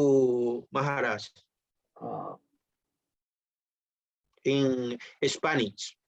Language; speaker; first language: English; non-native, learner; Spanish